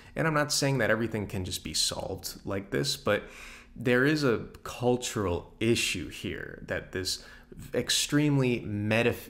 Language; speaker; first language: English; native; English